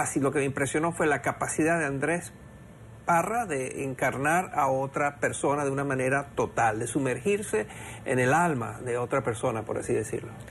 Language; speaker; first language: Spanish; native; Spanish